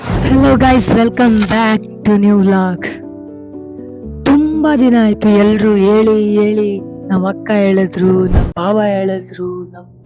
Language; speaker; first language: Kannada; non-native, local second language; Lambadi